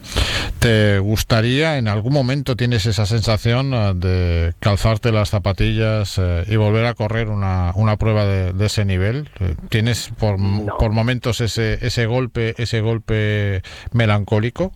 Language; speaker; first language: Spanish; native; Spanish